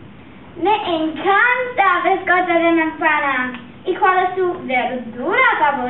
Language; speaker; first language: Spanish; non-native, learner; English